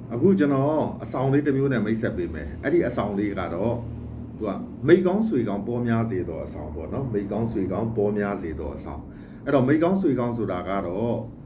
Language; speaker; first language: Burmese; native; Burmese